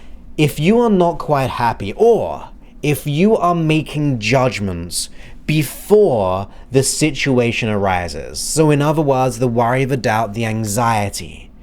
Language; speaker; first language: English; native; English